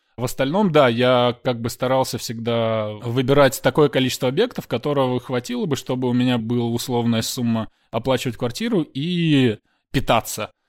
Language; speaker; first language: Russian; native; Russian